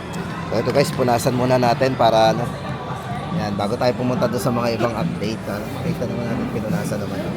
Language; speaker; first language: Filipino; native; Filipino